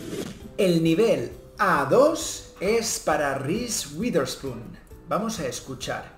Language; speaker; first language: Spanish; native; Spanish